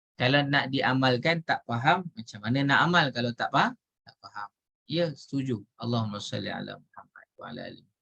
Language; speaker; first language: Malay; native; Malay